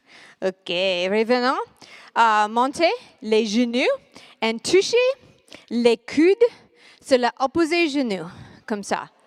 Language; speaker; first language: French; non-native, learner; English